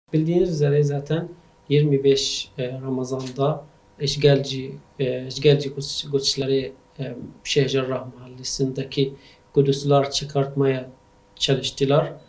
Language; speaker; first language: Turkish; non-native, learner; Arabic